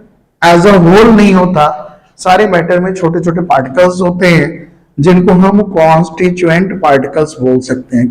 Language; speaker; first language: Hindi; native; Hindi